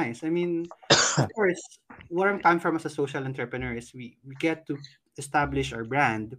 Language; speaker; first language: English; non-native, local second language; Filipino